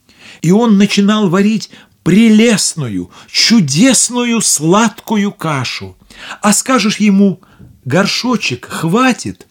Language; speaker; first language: Russian; native; Russian